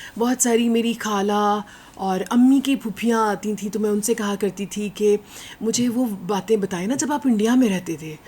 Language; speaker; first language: Urdu; non-native, local second language; Punjabi